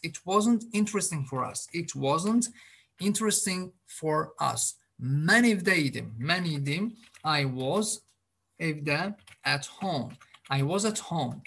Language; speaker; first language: English; non-native, fluent; Azerbaijani